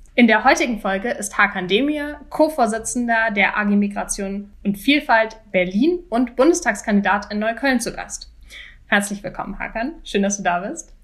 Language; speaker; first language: German; native; German